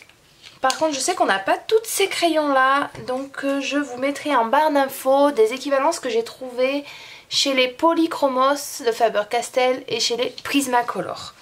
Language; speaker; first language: French; native; French